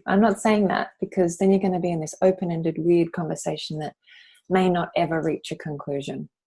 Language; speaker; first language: English; native; English